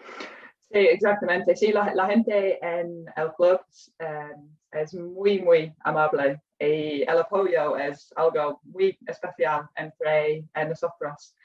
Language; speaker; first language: Spanish; non-native, fluent; English